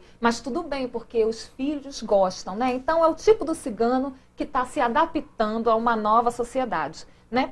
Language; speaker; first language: Portuguese; native; Portuguese